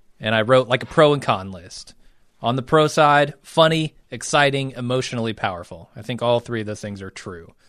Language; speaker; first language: English; native; English